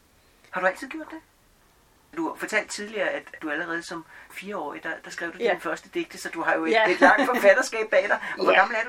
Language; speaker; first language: Danish; native; Danish